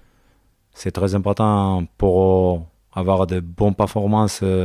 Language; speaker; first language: French; non-native, learner; Japanese